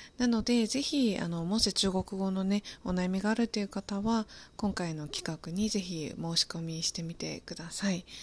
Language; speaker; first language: Japanese; native; Japanese